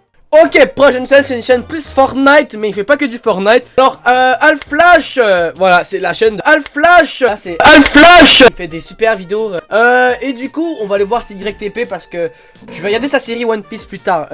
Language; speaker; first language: French; native; French